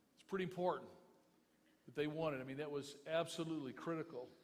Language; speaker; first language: English; native; English